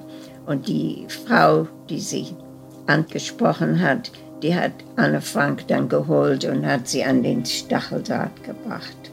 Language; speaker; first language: German; early bilingual, heritage; German